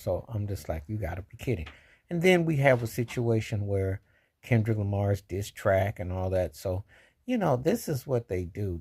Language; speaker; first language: English; native; English